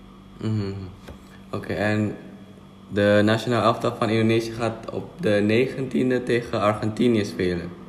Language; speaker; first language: Dutch; non-native, fluent; Indonesian